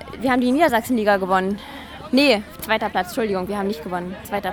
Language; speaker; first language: German; native; German